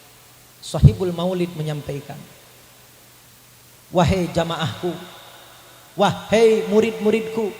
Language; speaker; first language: Indonesian; native; Indonesian